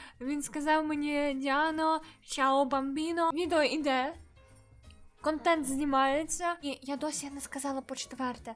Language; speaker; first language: Ukrainian; native; Ukrainian